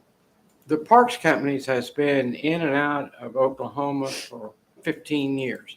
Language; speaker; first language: English; native; English